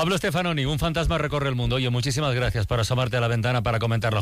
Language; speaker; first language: Spanish; native; Spanish